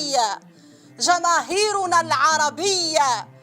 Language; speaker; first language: Arabic; native; Arabic